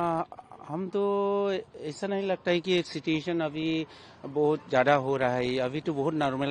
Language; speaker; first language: Hindi; non-native, local second language; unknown